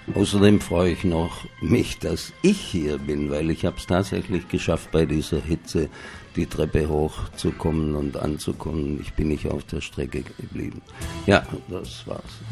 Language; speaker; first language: German; native; German